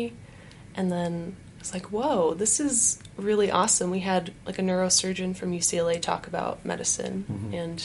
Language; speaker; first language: English; native; English